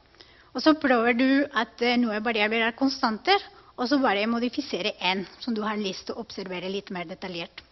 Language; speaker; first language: Norwegian; non-native, fluent; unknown